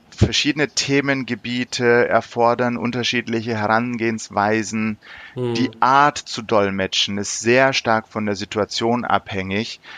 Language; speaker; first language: German; early bilingual, other home language; Turkish